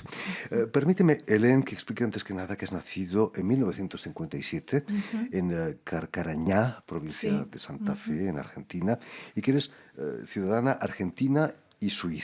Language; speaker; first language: Spanish; native; Spanish